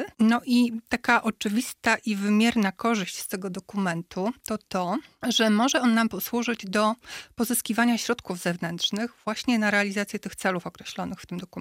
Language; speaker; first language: Polish; native; Polish